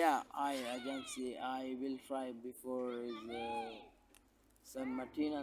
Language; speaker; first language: English; non-native, local second language; Punjabi